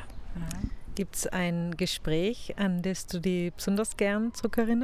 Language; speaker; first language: German; native; German